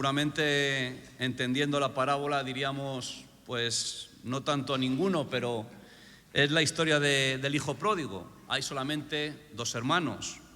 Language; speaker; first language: Spanish; native; Spanish